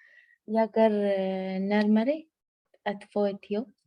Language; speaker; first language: Swedish; non-native, learner; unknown